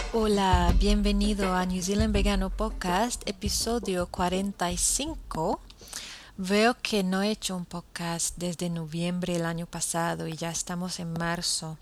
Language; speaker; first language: Spanish; non-native, fluent; English